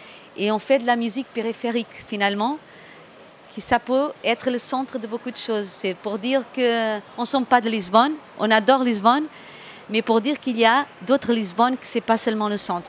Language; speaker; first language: French; non-native, fluent; Portuguese